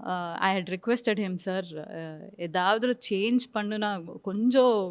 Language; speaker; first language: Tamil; non-native, learner; Kannada